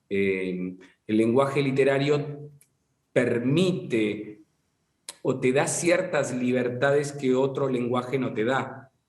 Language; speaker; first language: Spanish; non-native, local second language; Portuguese